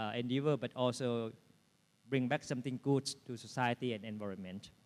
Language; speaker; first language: English; non-native, fluent; Thai